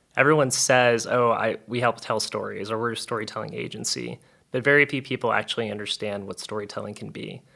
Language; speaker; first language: English; native; English